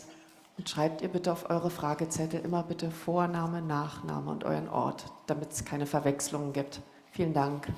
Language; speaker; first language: German; native; German